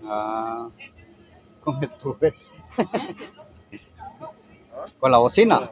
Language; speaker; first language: Spanish; native; Spanish